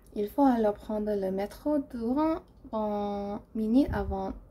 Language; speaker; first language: French; non-native, learner; English